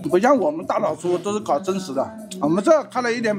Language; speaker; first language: Chinese; native; Chinese